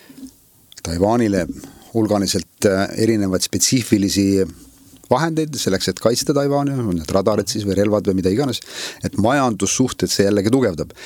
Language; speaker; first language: Estonian; native; Estonian